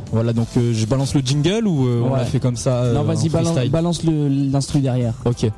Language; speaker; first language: French; native; French